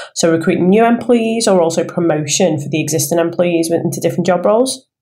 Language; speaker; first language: English; native; English